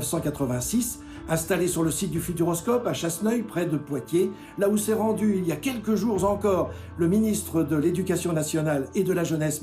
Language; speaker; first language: French; native; French